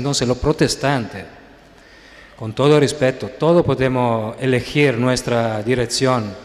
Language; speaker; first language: Spanish; non-native, fluent; Italian